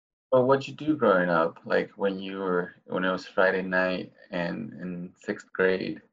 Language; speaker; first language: English; non-native, fluent; Spanish